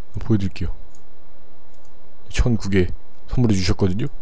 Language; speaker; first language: Korean; native; Korean